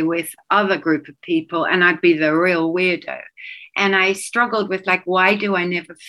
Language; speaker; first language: English; native; English